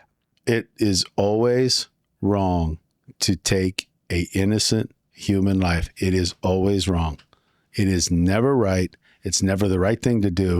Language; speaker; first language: English; native; English